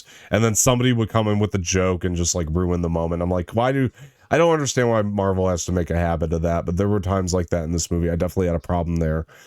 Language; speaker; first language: English; native; English